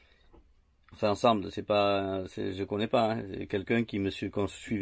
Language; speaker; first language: French; native; French